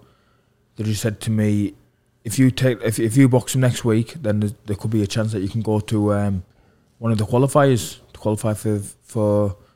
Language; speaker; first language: English; native; English